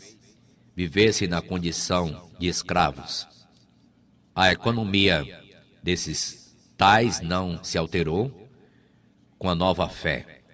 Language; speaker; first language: Portuguese; native; Portuguese